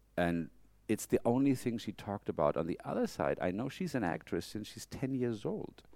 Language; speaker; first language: English; non-native, fluent; German